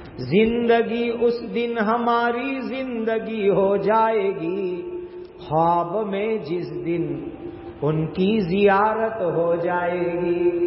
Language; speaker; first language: Urdu; non-native, local second language; Gujarati